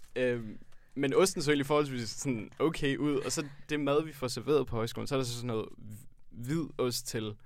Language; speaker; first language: Danish; native; Danish